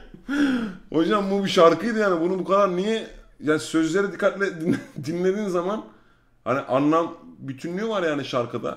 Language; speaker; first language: Turkish; early bilingual, heritage; Turkish